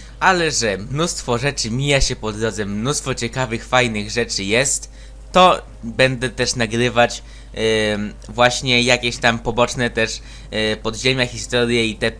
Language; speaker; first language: Polish; native; Polish